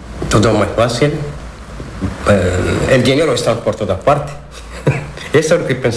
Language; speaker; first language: Spanish; non-native, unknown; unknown